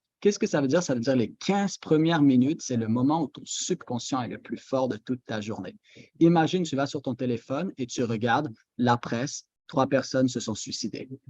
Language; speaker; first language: French; native; French